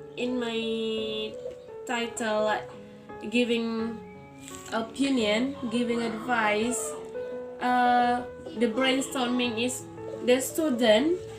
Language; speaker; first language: English; non-native, learner; Indonesian